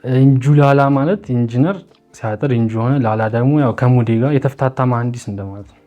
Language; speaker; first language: Amharic; native; Amharic